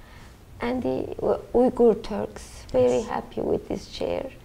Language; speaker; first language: English; non-native, learner; Turkish